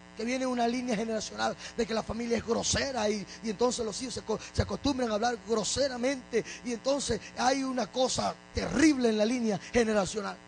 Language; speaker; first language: Spanish; native; Spanish